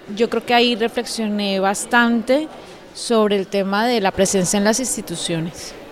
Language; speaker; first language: Spanish; native; Spanish